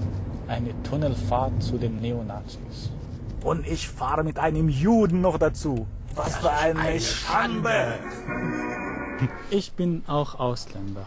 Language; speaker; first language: German; non-native, fluent; Arabic